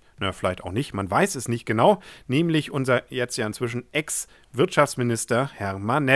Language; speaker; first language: German; native; German